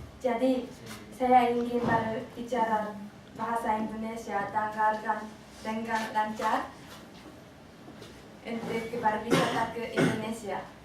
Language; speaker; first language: Indonesian; non-native, learner; Japanese